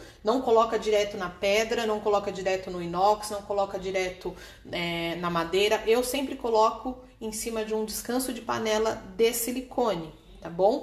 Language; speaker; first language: Portuguese; native; Portuguese